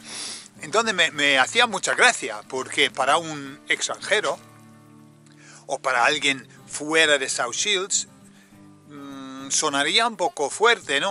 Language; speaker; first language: Spanish; native; Spanish